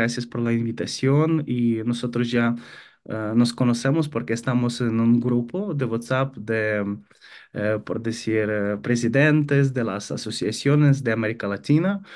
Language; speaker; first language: Spanish; non-native, fluent; Ukrainian